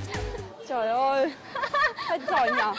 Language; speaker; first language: Vietnamese; non-native, learner; Russian